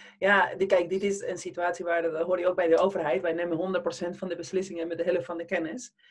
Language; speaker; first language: Dutch; non-native, fluent; Spanish